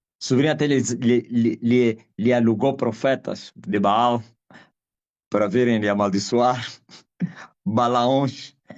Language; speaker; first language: Portuguese; non-native, local second language; Kongo